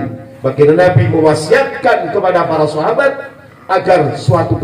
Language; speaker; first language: Indonesian; native; Indonesian